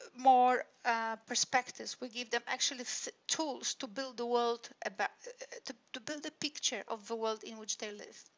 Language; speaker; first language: English; non-native, fluent; Polish